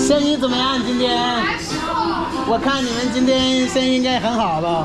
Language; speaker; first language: Chinese; non-native, fluent; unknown